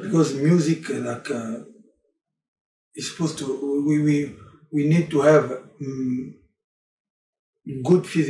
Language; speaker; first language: English; non-native, learner; French